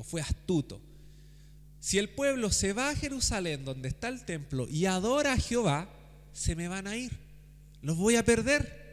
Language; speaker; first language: Spanish; native; Spanish